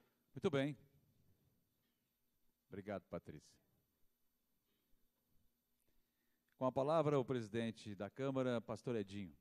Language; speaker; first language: Portuguese; native; Portuguese